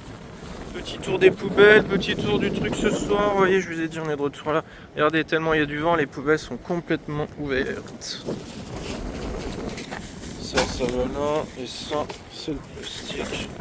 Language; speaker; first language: French; native; French